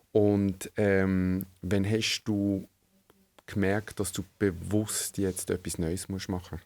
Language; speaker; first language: German; native; German